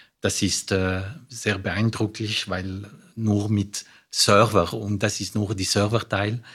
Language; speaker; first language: German; non-native, fluent; French